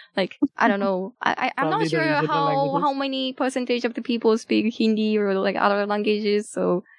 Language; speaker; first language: English; non-native, fluent; Japanese